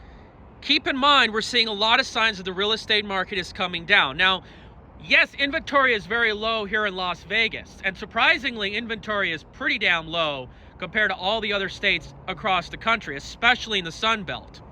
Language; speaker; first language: English; native; English